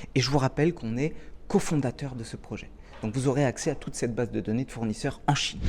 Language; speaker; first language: French; native; French